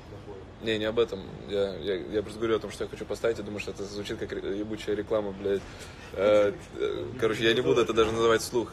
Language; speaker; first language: Russian; native; Russian